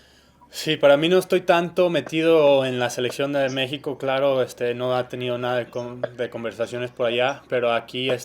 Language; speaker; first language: Spanish; early bilingual, heritage; Spanish